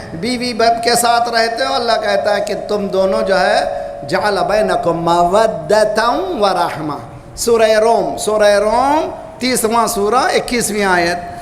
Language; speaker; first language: Urdu; native; Urdu